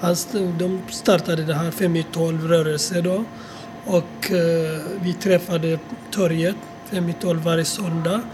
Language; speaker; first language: Swedish; non-native, fluent; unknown